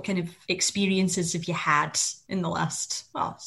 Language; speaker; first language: English; non-native, fluent; Italian